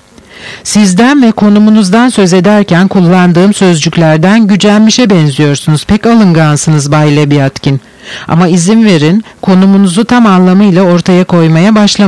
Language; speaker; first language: Turkish; native; Turkish